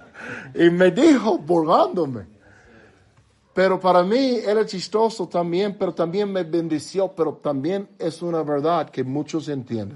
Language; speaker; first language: Spanish; non-native, fluent; English